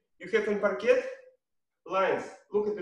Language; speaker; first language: English; non-native, learner; Russian